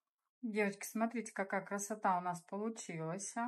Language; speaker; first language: Russian; native; Russian